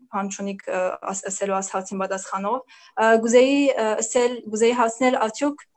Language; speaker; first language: Armenian; early bilingual, heritage; Armenian